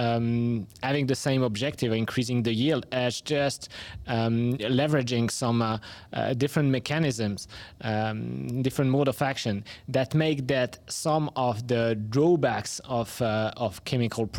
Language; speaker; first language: English; non-native, fluent; French